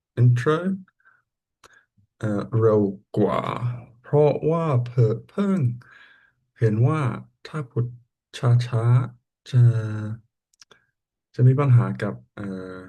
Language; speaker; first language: Thai; non-native, learner; English